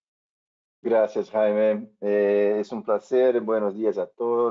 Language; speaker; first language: Spanish; non-native, fluent; Portuguese